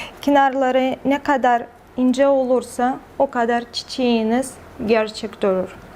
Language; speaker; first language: Turkish; non-native, fluent; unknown